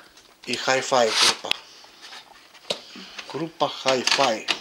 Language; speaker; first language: Russian; native; Russian